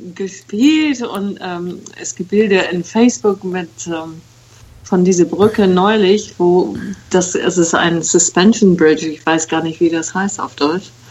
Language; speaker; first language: German; non-native, fluent; English